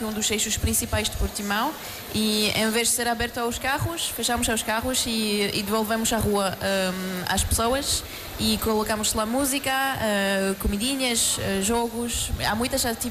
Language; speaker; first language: Portuguese; non-native, fluent; French